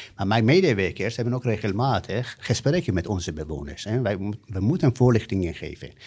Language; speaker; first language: Dutch; non-native, fluent; Persian